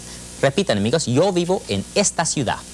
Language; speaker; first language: Spanish; non-native, fluent; English